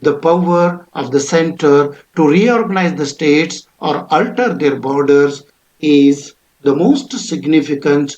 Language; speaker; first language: English; non-native, local second language; Kannada